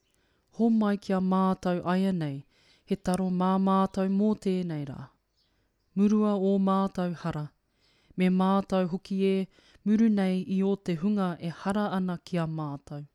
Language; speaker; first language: Māori; non-native, local second language; English